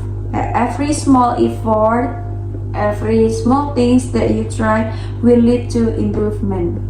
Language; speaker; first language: English; non-native, learner; Indonesian